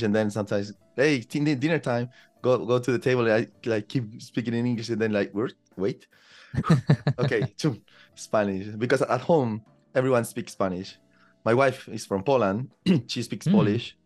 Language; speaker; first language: English; non-native, fluent; Spanish